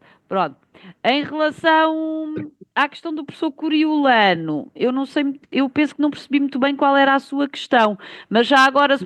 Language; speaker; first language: Portuguese; native; Portuguese